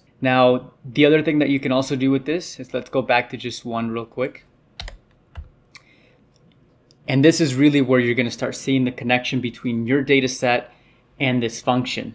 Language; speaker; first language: English; native; English